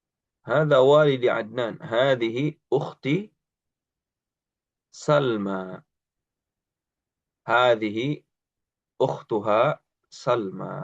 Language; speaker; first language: Arabic; non-native, fluent; Indonesian